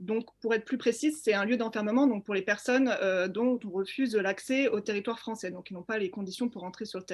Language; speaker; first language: French; native; French